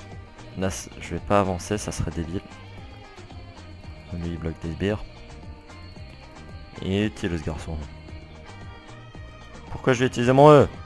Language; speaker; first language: French; native; French